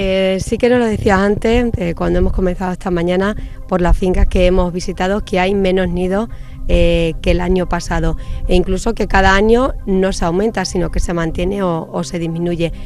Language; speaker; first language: Spanish; native; Spanish